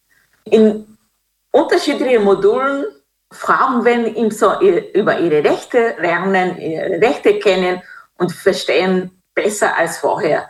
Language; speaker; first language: German; non-native, fluent; Kinyarwanda